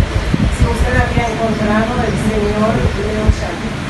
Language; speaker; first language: Spanish; non-native, learner; Haitian Creole